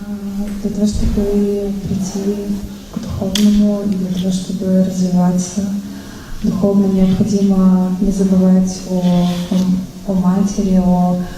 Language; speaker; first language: Russian; native; Russian